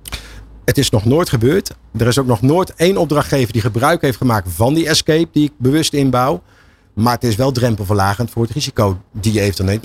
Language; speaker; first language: Dutch; native; Dutch